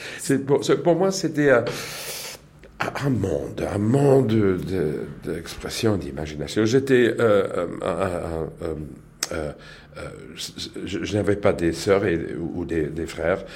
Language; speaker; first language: French; non-native, learner; English